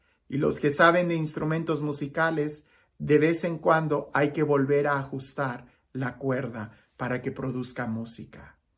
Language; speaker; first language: Spanish; native; Spanish